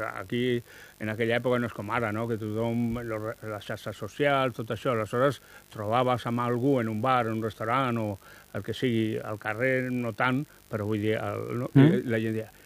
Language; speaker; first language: Catalan; non-native, local second language; Spanish